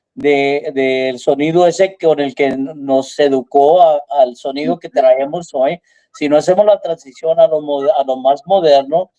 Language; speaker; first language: Spanish; early bilingual, heritage; Spanish